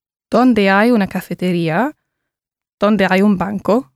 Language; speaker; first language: Spanish; non-native, learner; English